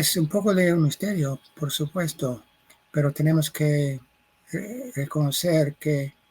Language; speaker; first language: Spanish; non-native, fluent; English